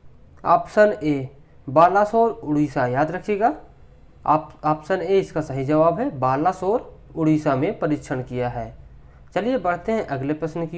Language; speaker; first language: Hindi; native; Hindi